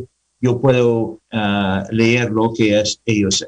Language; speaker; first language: Spanish; non-native, learner; English